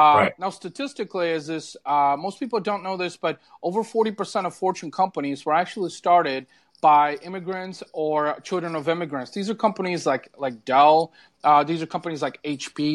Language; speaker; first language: English; early bilingual, other home language; Bulgarian